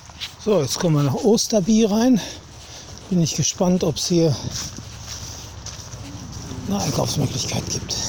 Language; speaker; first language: German; native; German